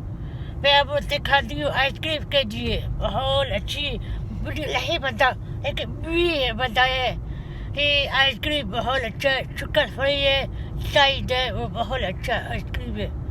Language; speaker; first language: Hindi; non-native, learner; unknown